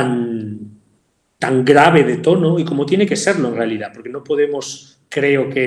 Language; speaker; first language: Spanish; native; Spanish